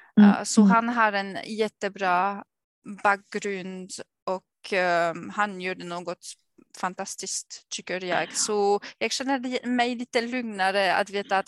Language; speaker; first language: Swedish; non-native, fluent; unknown